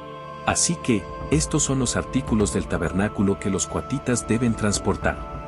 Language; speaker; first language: Spanish; native; Spanish